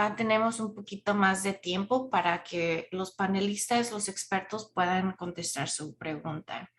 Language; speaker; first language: Spanish; early bilingual, heritage; Spanish